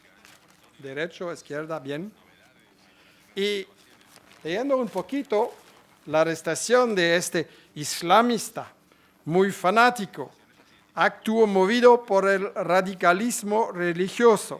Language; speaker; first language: Spanish; non-native, fluent; French